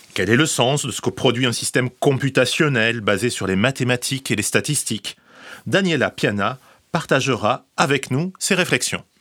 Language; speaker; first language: French; native; French